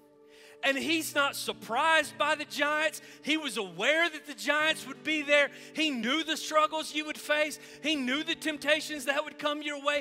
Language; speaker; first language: English; native; English